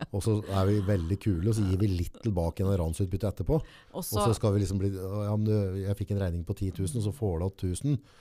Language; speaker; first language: Norwegian; native; Norwegian